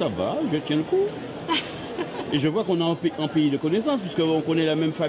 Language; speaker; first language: French; native; French